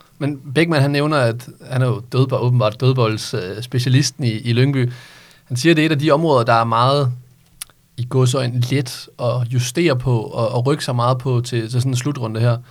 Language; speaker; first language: Danish; native; Danish